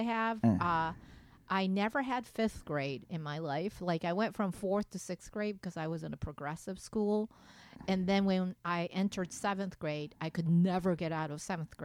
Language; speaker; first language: English; non-native, fluent; Japanese